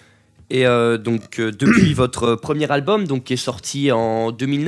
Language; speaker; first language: French; native; French